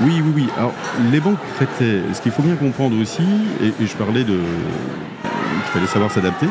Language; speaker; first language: French; native; French